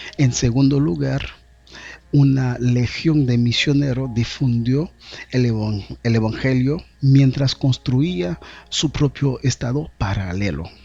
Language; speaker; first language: Spanish; non-native, fluent; Haitian Creole